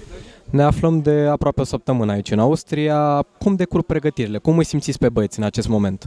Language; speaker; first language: Romanian; native; Romanian